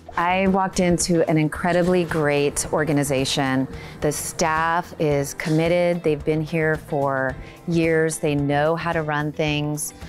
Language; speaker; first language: English; native; English